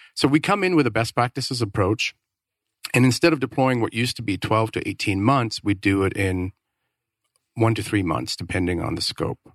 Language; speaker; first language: English; non-native, fluent; Danish